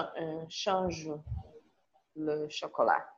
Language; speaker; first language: French; non-native, learner; Portuguese